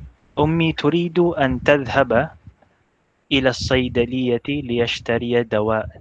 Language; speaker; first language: Arabic; non-native, learner; Filipino